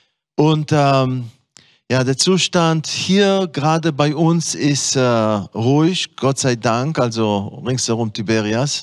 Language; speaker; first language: German; non-native, fluent; Hebrew